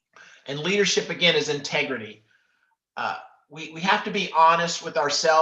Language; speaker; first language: English; native; English